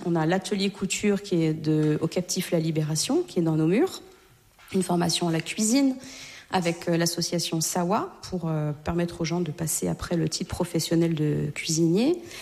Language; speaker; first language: French; native; French